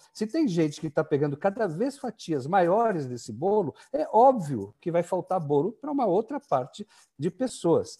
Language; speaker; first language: Portuguese; native; Portuguese